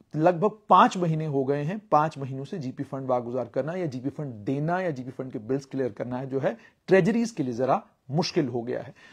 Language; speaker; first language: Hindi; non-native, local second language; Kashmiri